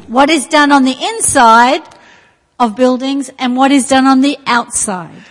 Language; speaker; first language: English; native; English